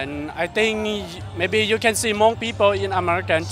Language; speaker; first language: English; non-native, learner; Hmong